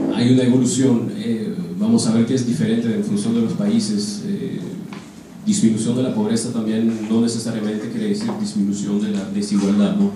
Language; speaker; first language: Spanish; non-native, fluent; French